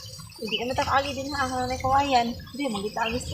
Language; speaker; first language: Filipino; non-native, local second language; Cebuano